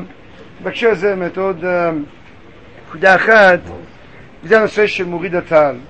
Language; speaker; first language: Hebrew; native; Hebrew